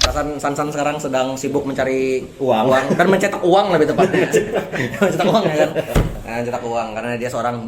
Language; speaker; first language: Indonesian; native; Indonesian